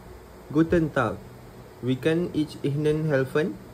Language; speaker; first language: German; non-native, learner; Malay